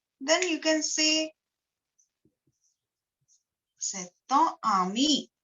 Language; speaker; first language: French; non-native, learner; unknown